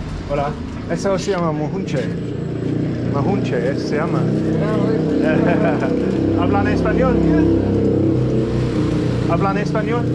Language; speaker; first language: Spanish; non-native, learner; English